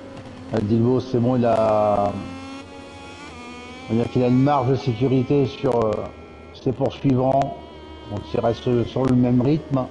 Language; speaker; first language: French; native; French